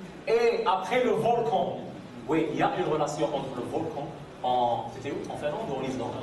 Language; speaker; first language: French; non-native, fluent; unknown